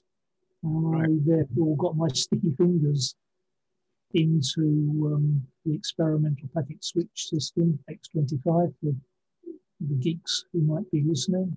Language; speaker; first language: English; native; English